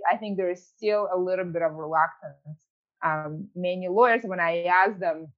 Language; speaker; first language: English; early bilingual, other home language; Ukrainian